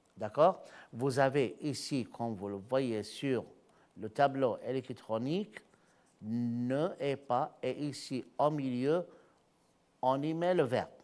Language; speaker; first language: French; non-native, fluent; Arabic